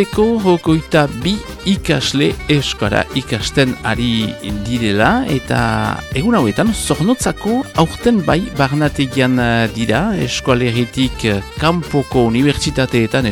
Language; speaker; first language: Basque; native; Basque